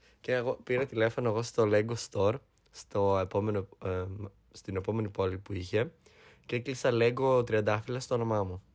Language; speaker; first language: Greek; early bilingual, heritage; Greek